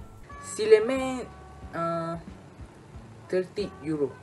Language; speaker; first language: French; non-native, learner; Malay